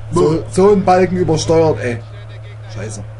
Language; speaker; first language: German; native; German